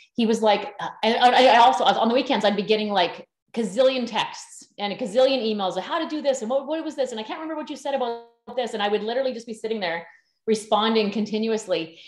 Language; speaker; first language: English; native; English